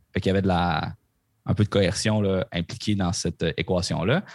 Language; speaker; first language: French; native; French